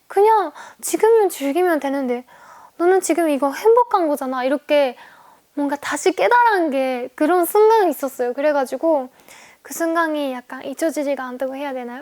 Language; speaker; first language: Korean; non-native, fluent; Japanese